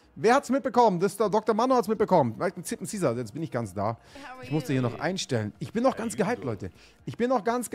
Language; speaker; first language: German; native; German